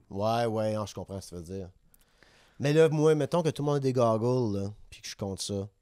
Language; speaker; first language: French; native; French